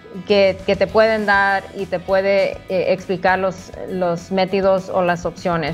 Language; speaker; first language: Spanish; early bilingual, heritage; Spanish